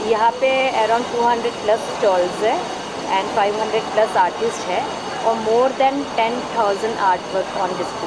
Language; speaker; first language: Hindi; native; Hindi